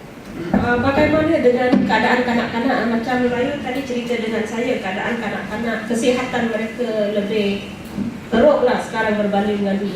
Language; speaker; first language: Malay; native; Malay